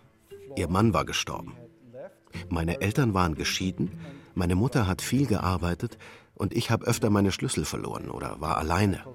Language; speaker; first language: German; early bilingual, other home language; Turkish